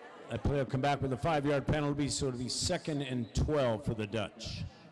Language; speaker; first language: English; native; English